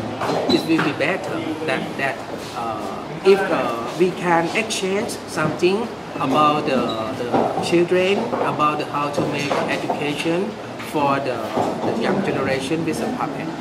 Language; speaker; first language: English; non-native, learner; Thai